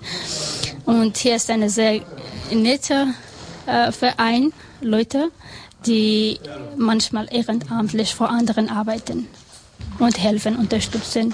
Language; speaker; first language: German; non-native, learner; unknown